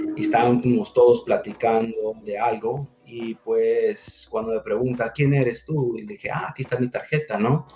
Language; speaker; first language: Spanish; early bilingual, heritage; Spanish